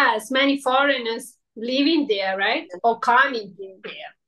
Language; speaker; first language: English; non-native, fluent; Russian